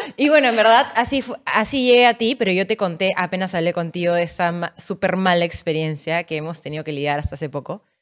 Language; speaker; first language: Spanish; native; Spanish